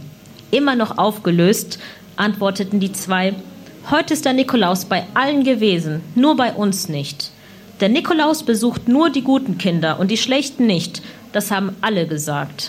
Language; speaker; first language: German; early bilingual, other home language; Punjabi